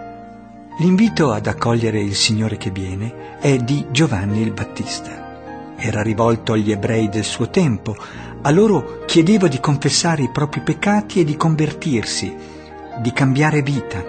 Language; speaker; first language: Italian; native; Italian